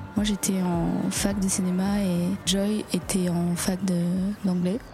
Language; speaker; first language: French; early bilingual, other home language; Chinese